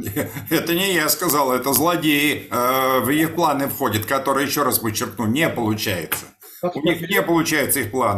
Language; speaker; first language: Russian; native; Russian